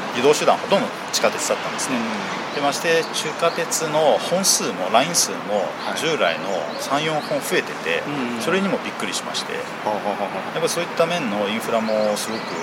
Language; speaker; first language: Japanese; early bilingual, other home language; Chinese